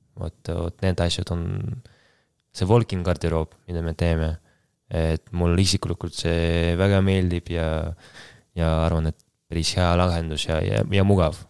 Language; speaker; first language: Estonian; non-native, local second language; Russian